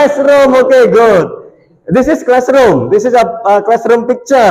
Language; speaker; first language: English; non-native, learner; Indonesian